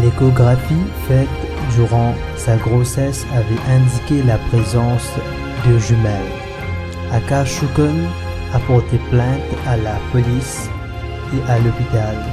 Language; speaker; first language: French; non-native, local second language; Morisyen